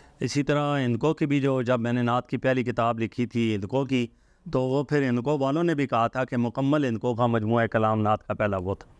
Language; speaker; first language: Urdu; non-native, local second language; Northern Hindko